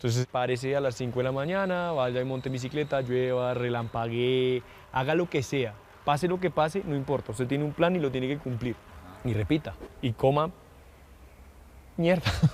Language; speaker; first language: Spanish; native; Spanish